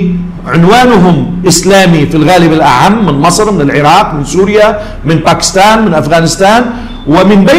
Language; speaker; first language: Arabic; native; Arabic